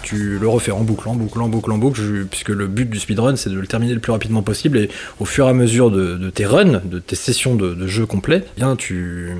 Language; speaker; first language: French; native; French